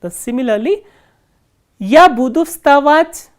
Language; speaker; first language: Russian; non-native, fluent; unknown